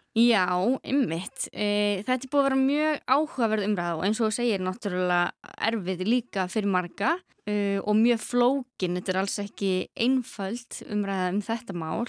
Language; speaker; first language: Icelandic; native; Icelandic